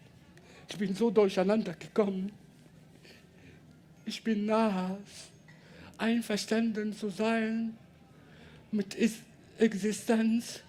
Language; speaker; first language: German; non-native, learner; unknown